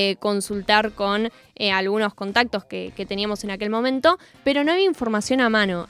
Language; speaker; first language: Spanish; native; Spanish